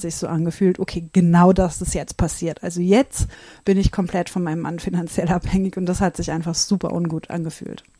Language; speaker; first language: German; native; German